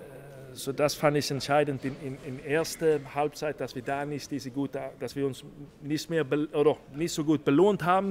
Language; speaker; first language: German; non-native, fluent; Swedish